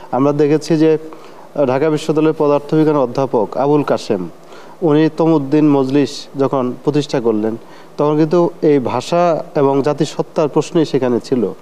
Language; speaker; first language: Bangla; native; Bangla